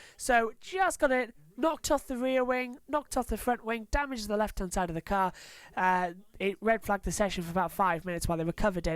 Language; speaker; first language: English; native; English